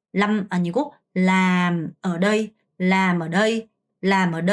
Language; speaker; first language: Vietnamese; non-native, fluent; Korean